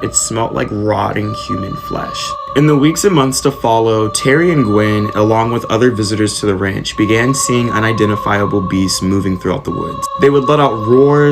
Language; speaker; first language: English; native; English